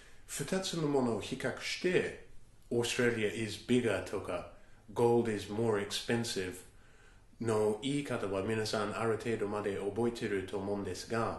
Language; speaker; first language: Japanese; non-native, fluent; English